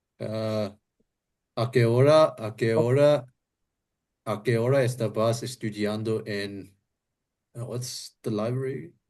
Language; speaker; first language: Spanish; non-native, learner; English